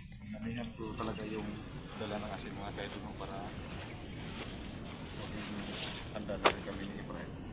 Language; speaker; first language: Filipino; non-native, local second language; Cebuano